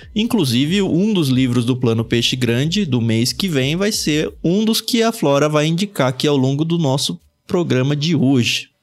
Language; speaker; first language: Portuguese; native; Portuguese